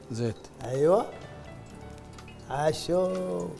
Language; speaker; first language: Arabic; native; Arabic